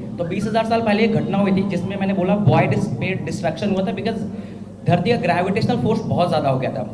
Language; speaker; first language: Hindi; native; Hindi